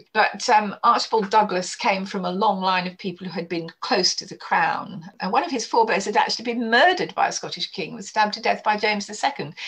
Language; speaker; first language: English; native; English